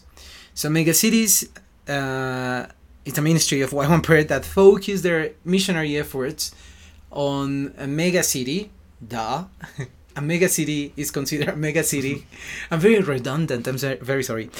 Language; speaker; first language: English; non-native, fluent; Spanish